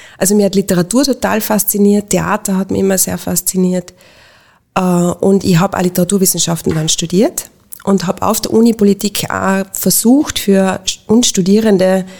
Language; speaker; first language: German; native; German